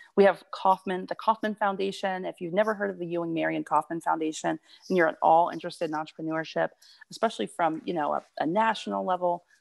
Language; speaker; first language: English; native; English